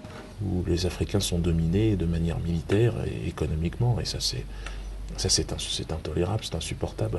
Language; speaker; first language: French; native; French